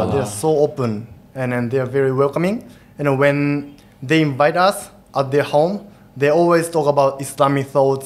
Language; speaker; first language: English; non-native, fluent; Japanese